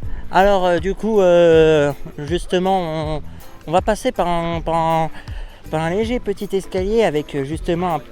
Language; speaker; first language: French; native; French